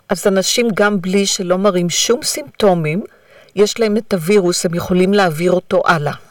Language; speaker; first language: Hebrew; native; Hebrew